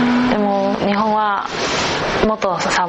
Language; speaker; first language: Japanese; non-native, learner; Chinese